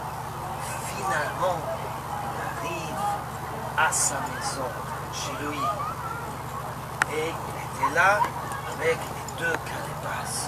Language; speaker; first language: French; non-native, local second language; Luxembourgish